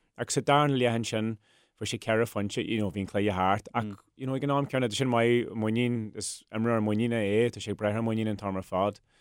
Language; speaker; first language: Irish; non-native, local second language; English